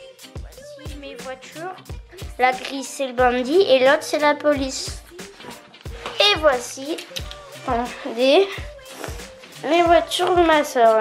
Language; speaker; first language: French; native; French